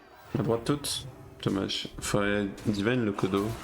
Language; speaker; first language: French; native; French